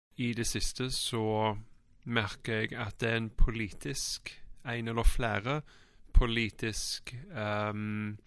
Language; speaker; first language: Norwegian; non-native, fluent; English